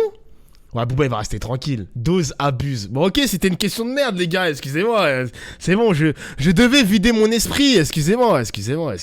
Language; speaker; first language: French; native; French